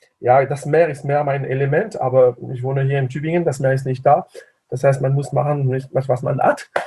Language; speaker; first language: German; non-native, fluent; French